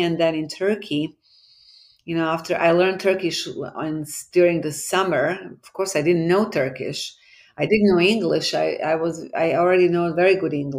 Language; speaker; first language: English; non-native, fluent; Bosnian